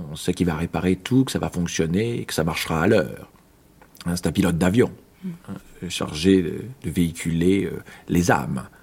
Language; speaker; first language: French; native; French